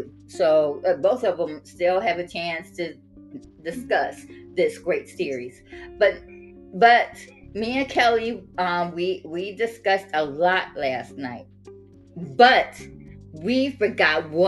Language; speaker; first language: English; native; English